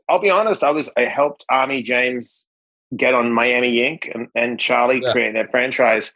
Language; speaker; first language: English; native; English